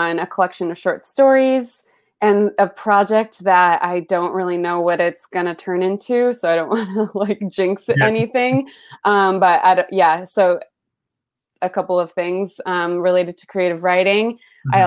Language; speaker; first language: English; early bilingual, other home language; Spanish